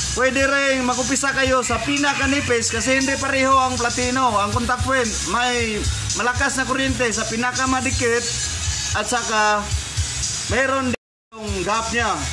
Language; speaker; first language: Filipino; non-native, local second language; Cebuano